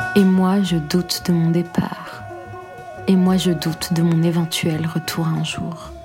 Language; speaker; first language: French; non-native, local second language; Arabic